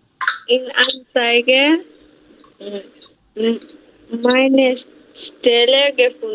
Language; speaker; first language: German; non-native, learner; Bangla